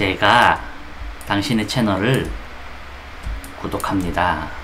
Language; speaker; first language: Korean; non-native, local second language; Indonesian